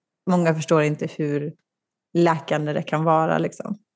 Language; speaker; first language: Swedish; native; Swedish